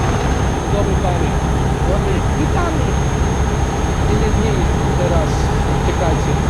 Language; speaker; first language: Polish; non-native, learner; Dutch